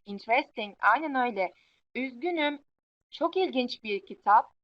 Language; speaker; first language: English; non-native, fluent; Turkish